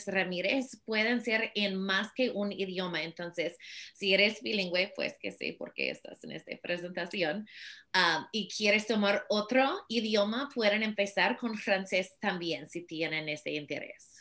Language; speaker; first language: Spanish; non-native, fluent; English